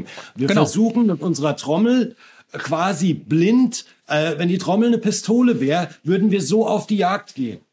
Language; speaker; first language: German; native; German